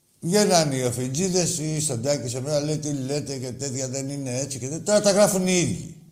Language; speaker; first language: Greek; native; Greek